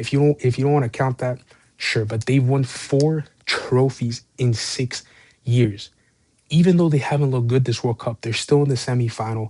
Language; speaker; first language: English; native; English